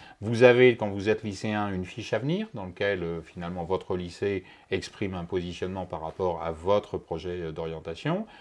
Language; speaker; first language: French; native; French